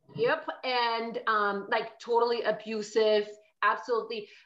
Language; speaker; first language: English; non-native, fluent; Polish